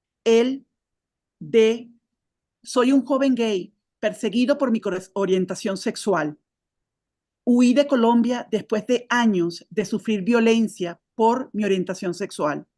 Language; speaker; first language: Spanish; native; Spanish